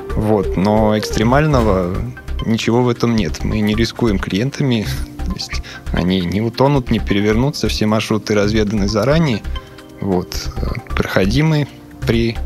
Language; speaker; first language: Russian; non-native, fluent; Serbian